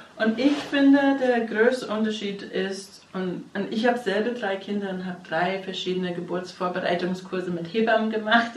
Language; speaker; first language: German; non-native, fluent; English